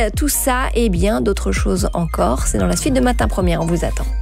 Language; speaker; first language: French; native; French